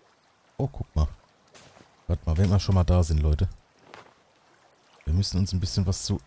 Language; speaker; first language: German; native; German